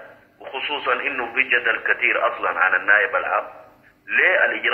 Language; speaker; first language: Arabic; native; Arabic